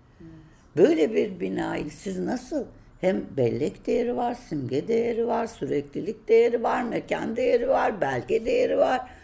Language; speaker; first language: Turkish; native; Turkish